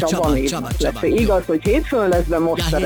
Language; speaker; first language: Hungarian; native; Hungarian